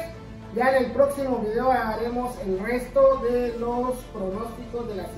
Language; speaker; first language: Spanish; native; Spanish